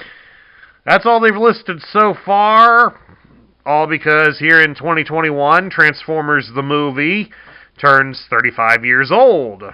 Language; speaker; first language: English; native; English